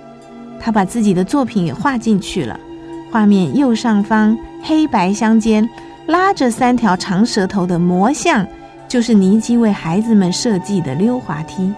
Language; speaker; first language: Chinese; native; Chinese